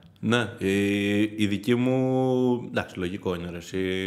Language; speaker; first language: Greek; native; Greek